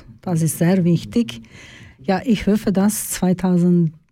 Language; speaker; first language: German; non-native, learner; Turkish